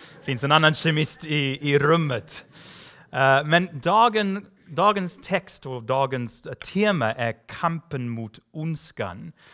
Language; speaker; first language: Swedish; non-native, fluent; English